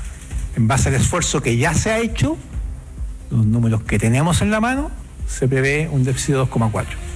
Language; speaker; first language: Spanish; native; Spanish